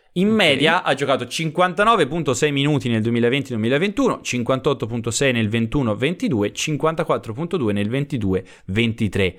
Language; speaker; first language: Italian; native; Italian